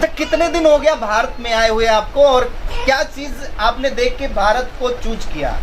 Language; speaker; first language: Hindi; native; Hindi